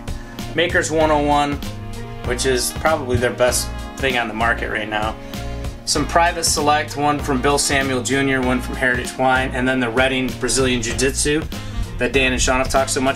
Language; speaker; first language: English; native; English